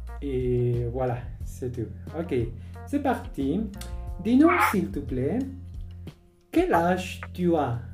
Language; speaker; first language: French; non-native, fluent; Spanish